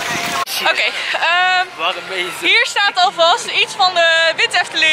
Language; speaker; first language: Dutch; native; Dutch